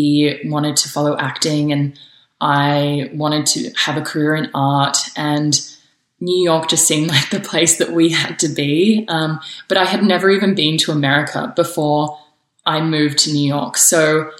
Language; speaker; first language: English; native; English